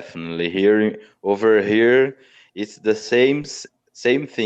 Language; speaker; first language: English; non-native, learner; Portuguese